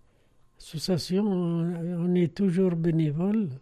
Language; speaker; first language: French; non-native, fluent; Arabic